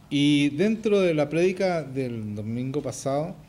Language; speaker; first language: Spanish; native; Spanish